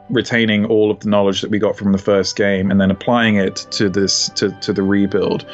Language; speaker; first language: English; native; English